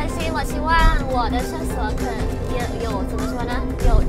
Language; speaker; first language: Chinese; non-native, learner; Thai